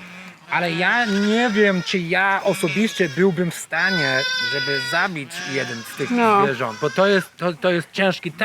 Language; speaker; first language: Polish; non-native, learner; English